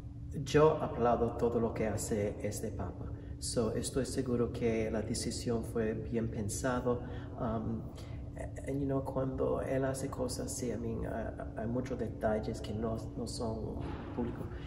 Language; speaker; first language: Spanish; non-native, fluent; English